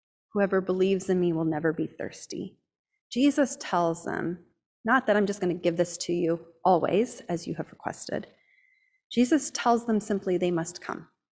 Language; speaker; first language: English; native; English